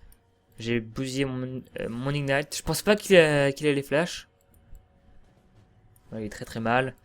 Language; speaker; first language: French; native; French